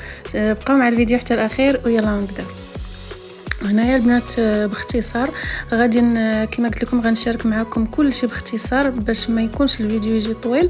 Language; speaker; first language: Arabic; native; Arabic